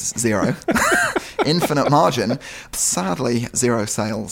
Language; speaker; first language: English; native; English